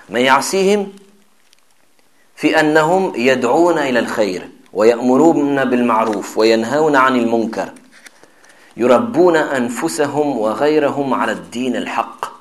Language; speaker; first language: Arabic; non-native, fluent; French